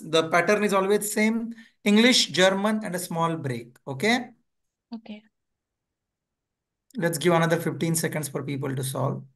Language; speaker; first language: English; non-native, local second language; Hindi